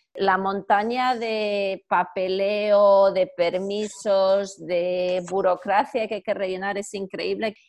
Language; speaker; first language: Spanish; native; Spanish